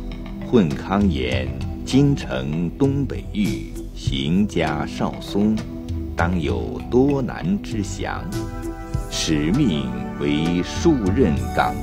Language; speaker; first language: Chinese; native; Chinese